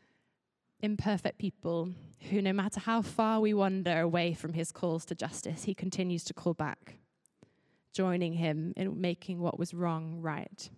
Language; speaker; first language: English; native; English